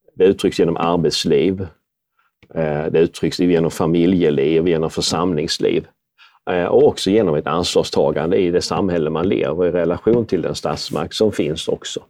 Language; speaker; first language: Swedish; native; Swedish